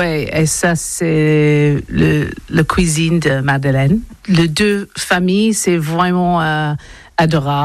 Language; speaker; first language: French; non-native, learner; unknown